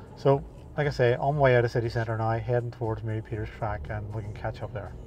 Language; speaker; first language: English; native; English